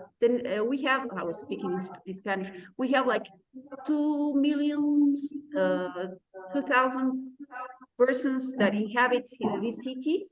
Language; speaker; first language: English; non-native, fluent; Spanish